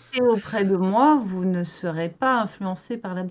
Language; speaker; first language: French; native; French